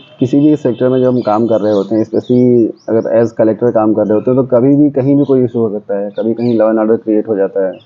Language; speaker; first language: Hindi; native; Hindi